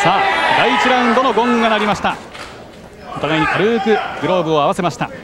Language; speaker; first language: Japanese; native; Japanese